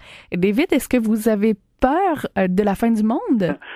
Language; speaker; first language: French; native; French